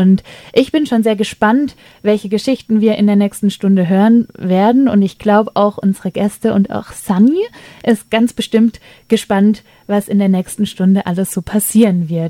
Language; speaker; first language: German; native; German